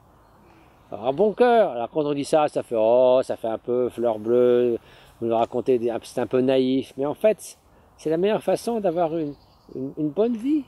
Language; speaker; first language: French; native; French